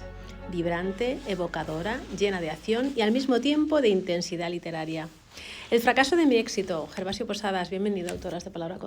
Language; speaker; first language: Spanish; native; Spanish